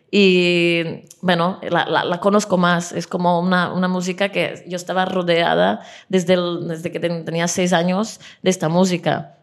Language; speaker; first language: Spanish; non-native, fluent; Czech